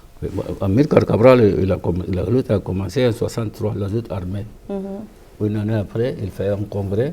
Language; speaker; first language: French; non-native, fluent; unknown